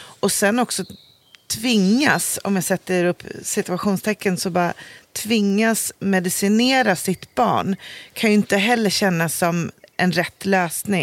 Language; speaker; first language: Swedish; native; Swedish